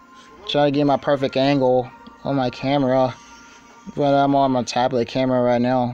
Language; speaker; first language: English; native; English